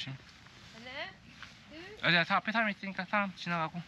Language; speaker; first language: Korean; native; Korean